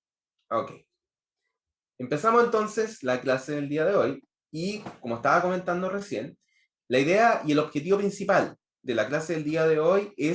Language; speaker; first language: Spanish; native; Spanish